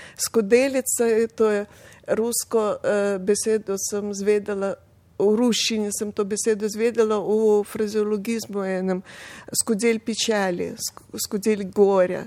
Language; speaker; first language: Slovenian; non-native, fluent; Russian